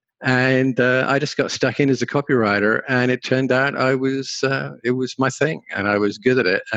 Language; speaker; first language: English; native; English